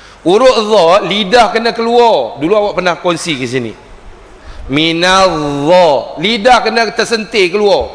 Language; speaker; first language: Malay; native; Malay